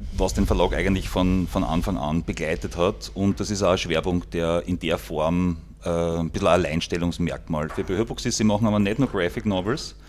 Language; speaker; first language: German; native; German